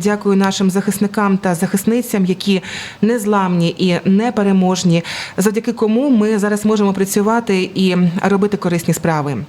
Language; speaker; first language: Ukrainian; native; Ukrainian